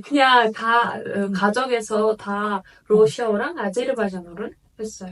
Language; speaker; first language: Korean; non-native, fluent; Azerbaijani